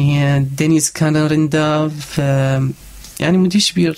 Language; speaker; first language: Turkish; non-native, fluent; Arabic